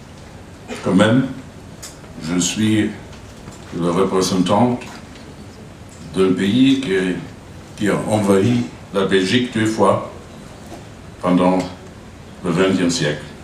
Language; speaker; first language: French; non-native, fluent; German